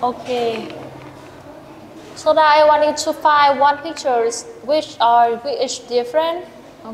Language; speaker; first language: English; non-native, fluent; Vietnamese